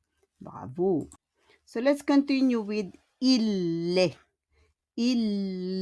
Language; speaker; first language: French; non-native, fluent; Filipino